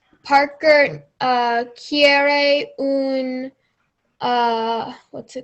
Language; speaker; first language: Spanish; non-native, learner; English